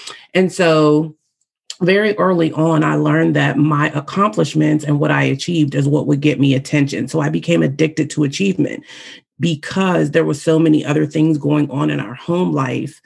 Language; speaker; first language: English; native; English